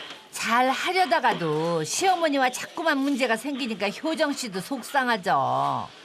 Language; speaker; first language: Korean; native; Korean